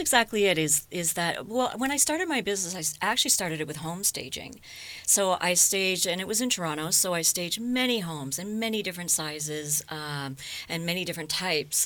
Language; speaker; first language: English; native; English